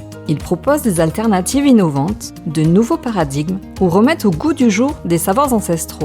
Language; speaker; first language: French; native; French